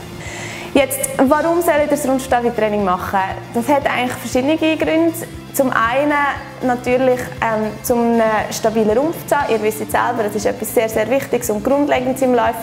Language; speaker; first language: German; native; German